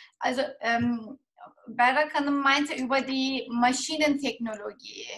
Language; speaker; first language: German; non-native, fluent; Turkish